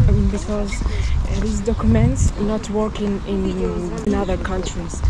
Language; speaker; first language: English; non-native, learner; Russian